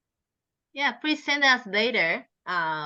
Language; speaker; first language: English; non-native, learner; Japanese